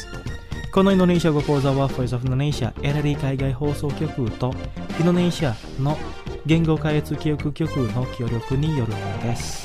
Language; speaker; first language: Japanese; non-native, fluent; Indonesian